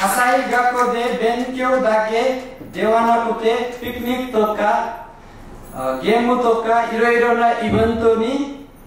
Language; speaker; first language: Japanese; non-native, learner; Nepali